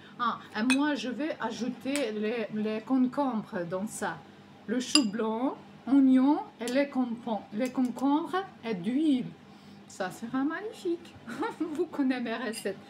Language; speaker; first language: French; non-native, learner; Ukrainian